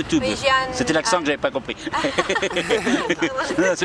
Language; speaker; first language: French; native; French